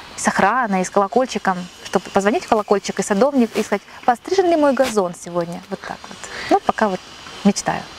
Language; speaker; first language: Russian; native; Russian